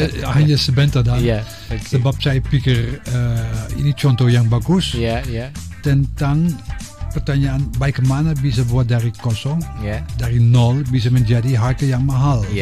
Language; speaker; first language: Indonesian; non-native, fluent; Dutch